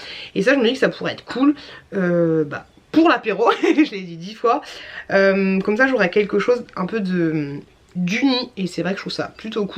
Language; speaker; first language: French; native; French